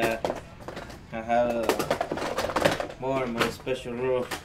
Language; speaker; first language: English; non-native, learner; Spanish